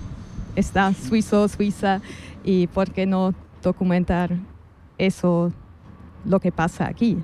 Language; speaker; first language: Spanish; non-native, fluent; German